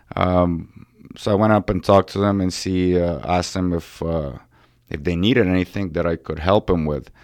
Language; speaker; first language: English; early bilingual, other home language; Ukrainian